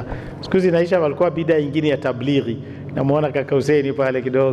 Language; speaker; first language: Swahili; non-native, local second language; Rundi